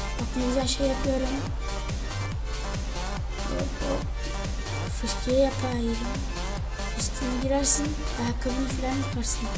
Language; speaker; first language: Turkish; native; Turkish